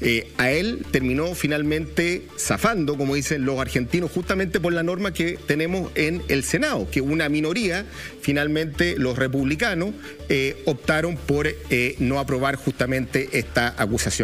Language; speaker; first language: Spanish; native; Spanish